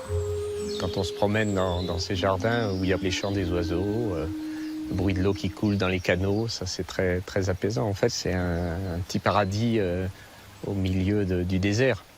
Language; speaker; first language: French; native; French